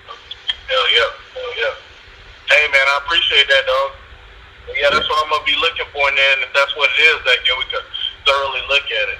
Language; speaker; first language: English; native; English